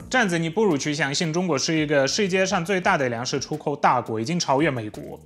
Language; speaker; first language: Chinese; non-native, fluent; Polish